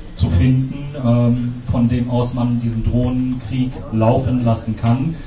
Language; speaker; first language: German; native; German